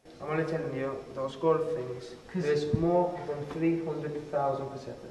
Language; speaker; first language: English; native; English